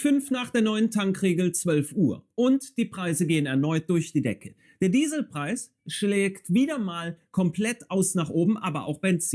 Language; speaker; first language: German; native; German